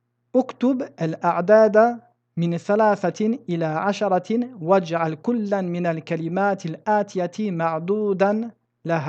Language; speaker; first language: Arabic; non-native, fluent; French